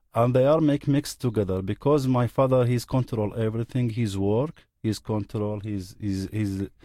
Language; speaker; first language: English; non-native, learner; Arabic